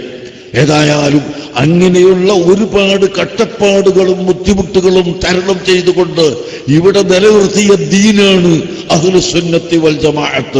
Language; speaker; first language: Malayalam; native; Malayalam